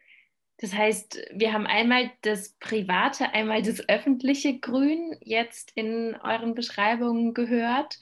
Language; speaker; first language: German; native; German